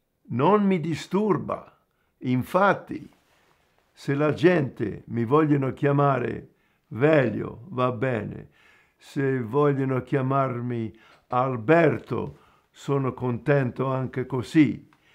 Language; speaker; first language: Italian; early bilingual, heritage; Italian